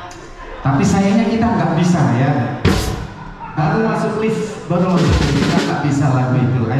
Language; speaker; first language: Indonesian; native; Indonesian